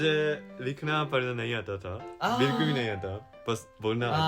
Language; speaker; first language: Hindi; non-native, learner; Japanese